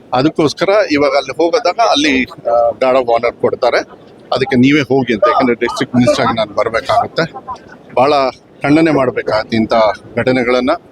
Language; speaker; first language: Kannada; native; Kannada